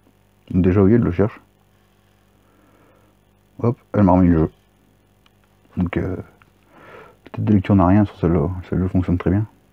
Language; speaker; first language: French; native; French